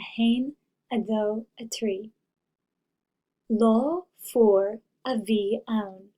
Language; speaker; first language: Irish; non-native, local second language; English